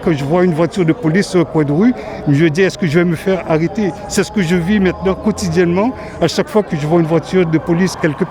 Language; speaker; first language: French; early bilingual, other home language; Haitian Creole